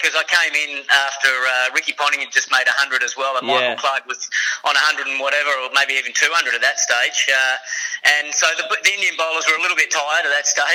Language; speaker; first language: English; native; English